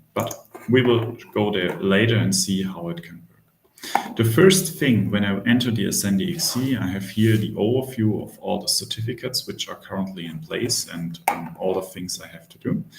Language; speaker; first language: English; non-native, fluent; German